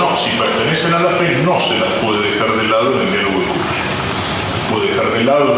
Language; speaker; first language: Spanish; native; Spanish